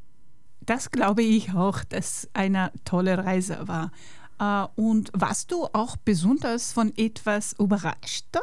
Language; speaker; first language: German; non-native, fluent; Persian